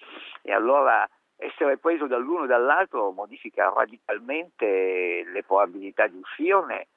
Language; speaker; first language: Italian; native; Italian